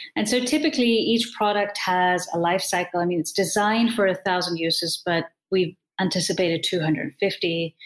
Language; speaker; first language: English; native; English